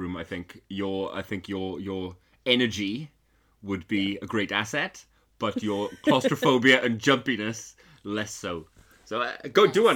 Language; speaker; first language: English; native; English